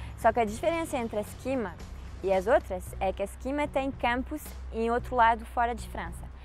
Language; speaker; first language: Portuguese; early bilingual, heritage; Portuguese